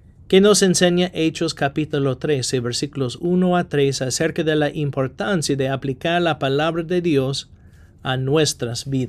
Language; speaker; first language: Spanish; non-native, fluent; English